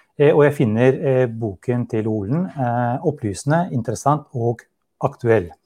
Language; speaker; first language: Norwegian; non-native, fluent; Albanian